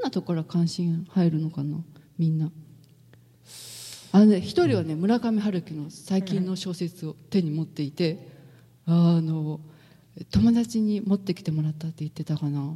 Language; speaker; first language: Japanese; native; Japanese